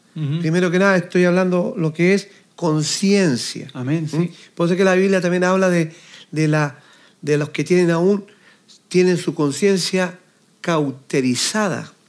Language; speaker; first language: Spanish; native; Spanish